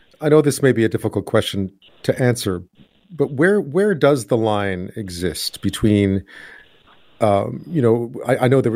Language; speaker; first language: English; native; English